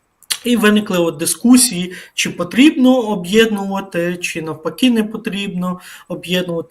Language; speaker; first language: Ukrainian; native; Ukrainian